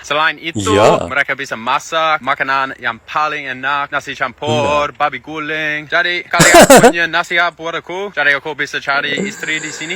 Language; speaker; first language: Indonesian; non-native, learner; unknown